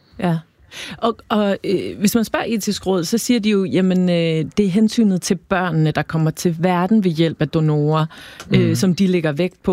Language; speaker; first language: Danish; native; Danish